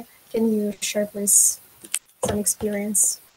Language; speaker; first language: English; non-native, fluent; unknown